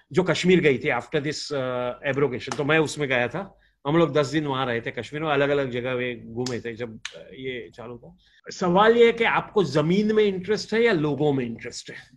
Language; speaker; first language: Hindi; non-native, local second language; Gujarati